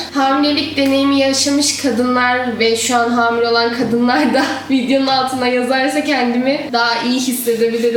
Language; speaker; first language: Turkish; native; Turkish